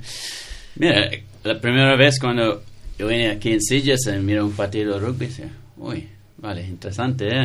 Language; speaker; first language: Spanish; non-native, learner; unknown